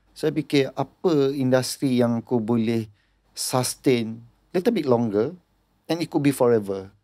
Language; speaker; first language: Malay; native; Malay